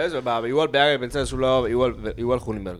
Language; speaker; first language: Basque; native; Basque